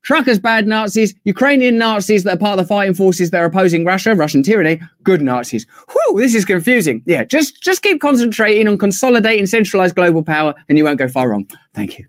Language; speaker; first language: English; native; English